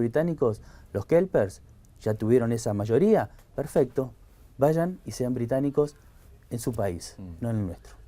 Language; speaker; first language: Spanish; native; Spanish